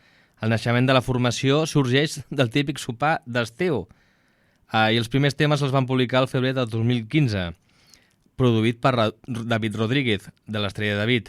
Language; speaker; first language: Catalan; native; Catalan